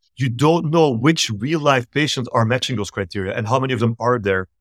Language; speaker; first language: English; non-native, fluent; Dutch